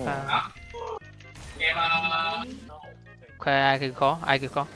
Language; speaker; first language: English; non-native, learner; Vietnamese